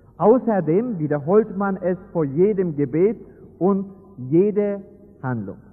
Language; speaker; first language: German; non-native, fluent; Turkish